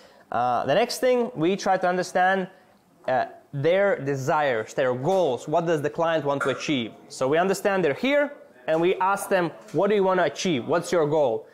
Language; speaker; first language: English; non-native, fluent; Latvian